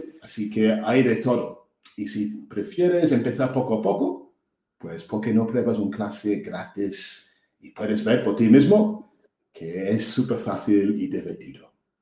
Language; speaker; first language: Spanish; non-native, learner; English